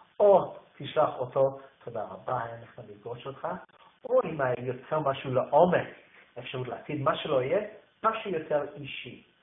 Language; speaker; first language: Hebrew; non-native, fluent; English